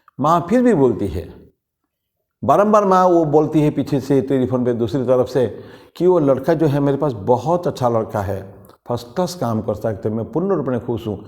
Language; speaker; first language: Hindi; non-native, local second language; Odia